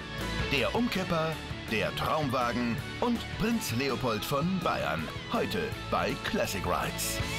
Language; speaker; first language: German; native; German